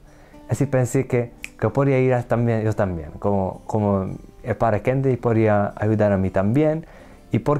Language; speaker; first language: Spanish; non-native, learner; Hungarian